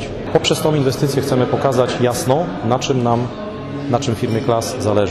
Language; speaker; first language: Polish; native; Polish